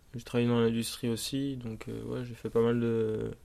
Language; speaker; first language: French; native; French